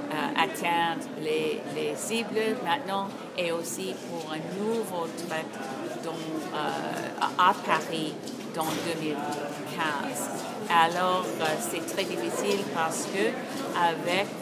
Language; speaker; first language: French; non-native, learner; English